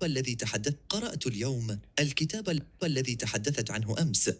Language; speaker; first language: Arabic; non-native, learner; English